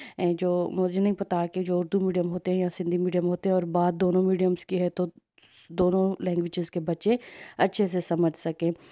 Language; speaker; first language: Urdu; non-native, local second language; Sindhi